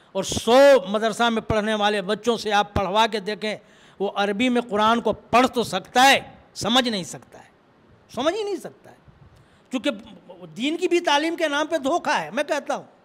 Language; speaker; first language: Hindi; native; Hindi